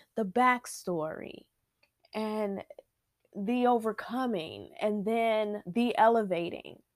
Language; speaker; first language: English; native; English